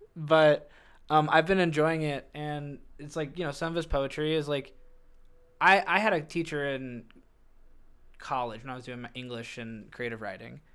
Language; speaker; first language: English; native; English